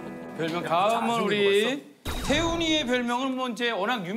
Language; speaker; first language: Korean; native; Korean